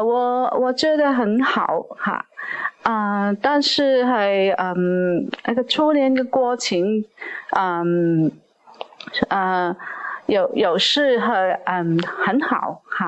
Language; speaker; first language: Chinese; non-native, local second language; Cantonese